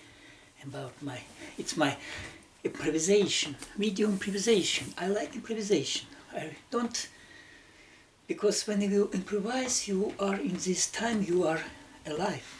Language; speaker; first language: English; non-native, learner; Russian